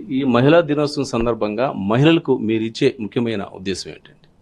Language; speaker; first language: Telugu; native; Telugu